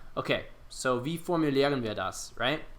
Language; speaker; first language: German; non-native, fluent; English